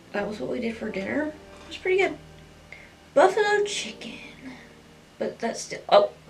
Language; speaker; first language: English; native; English